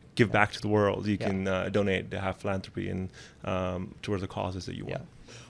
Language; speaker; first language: English; non-native, local second language; Urdu